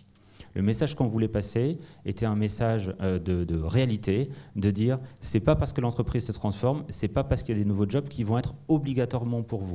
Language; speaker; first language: French; native; French